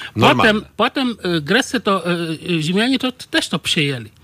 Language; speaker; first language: Polish; non-native, fluent; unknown